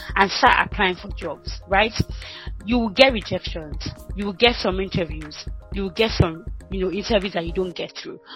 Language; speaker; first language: English; non-native, local second language; Yoruba